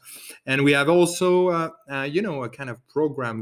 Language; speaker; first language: English; non-native, fluent; French